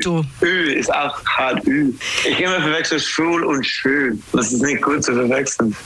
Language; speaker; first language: German; non-native, learner; English